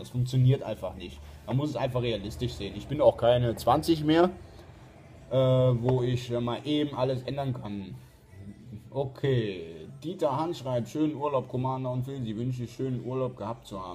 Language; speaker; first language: German; native; German